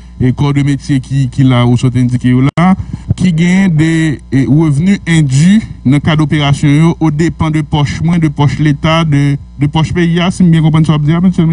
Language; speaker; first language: French; non-native, local second language; Haitian Creole